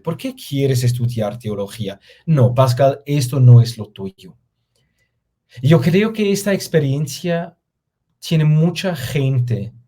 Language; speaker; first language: Spanish; non-native, fluent; German